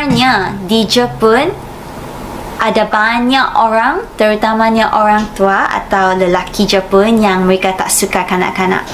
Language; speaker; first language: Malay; non-native, fluent; Japanese